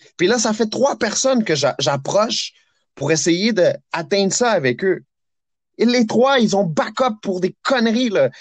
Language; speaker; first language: French; early bilingual, other home language; Spanish